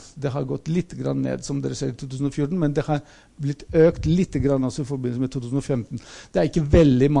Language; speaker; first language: Norwegian; non-native, fluent; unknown